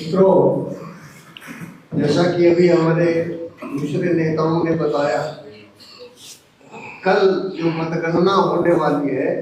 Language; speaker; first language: Hindi; native; Hindi